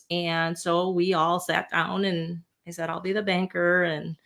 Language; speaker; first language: English; native; English